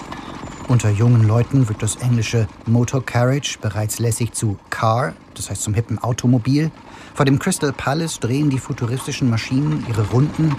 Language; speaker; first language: German; native; German